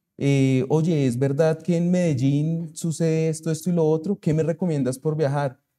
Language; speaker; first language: Spanish; native; Spanish